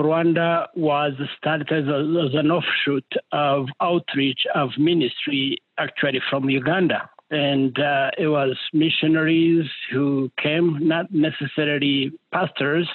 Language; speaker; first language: English; non-native, local second language; Kinyarwanda